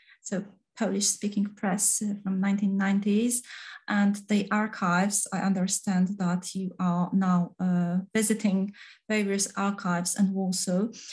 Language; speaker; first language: English; non-native, fluent; Polish